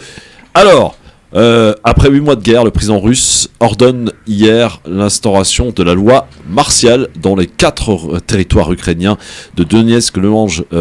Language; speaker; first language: French; native; French